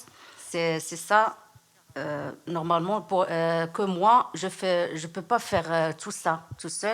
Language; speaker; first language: French; non-native, learner; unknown